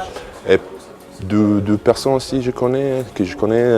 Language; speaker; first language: French; non-native, fluent; Bosnian